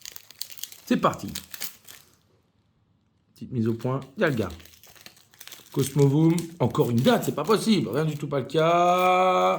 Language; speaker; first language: French; native; French